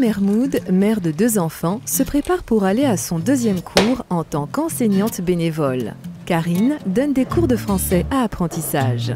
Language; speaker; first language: French; native; French